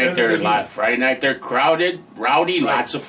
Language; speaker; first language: English; native; English